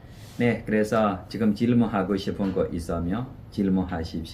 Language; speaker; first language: Korean; non-native, fluent; Burmese